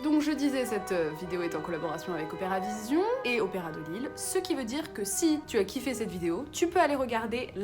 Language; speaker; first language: French; native; French